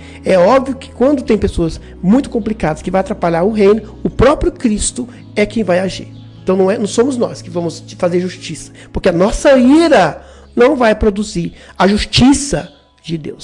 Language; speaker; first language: Portuguese; native; Portuguese